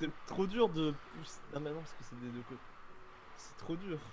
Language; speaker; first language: French; native; French